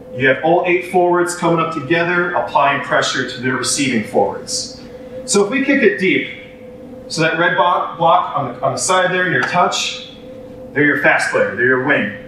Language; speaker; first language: English; native; English